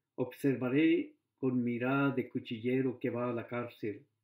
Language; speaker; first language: Spanish; native; Spanish